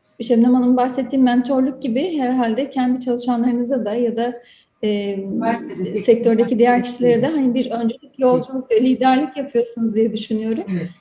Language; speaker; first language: Turkish; native; Turkish